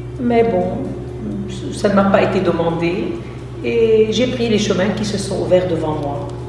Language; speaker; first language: French; non-native, local second language; Arabic